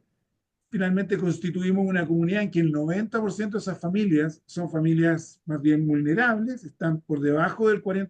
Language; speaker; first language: Spanish; native; Spanish